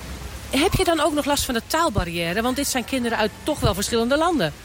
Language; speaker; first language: Dutch; native; Dutch